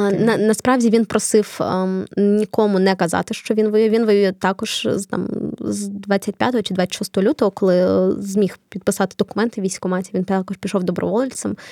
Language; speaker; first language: Ukrainian; non-native, local second language; Russian